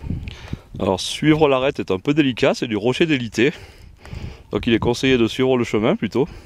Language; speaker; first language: French; native; French